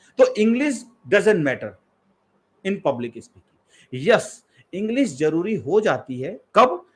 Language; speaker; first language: Hindi; native; Hindi